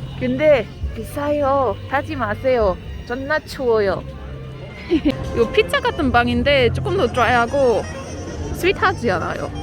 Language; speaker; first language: Korean; early bilingual, heritage; German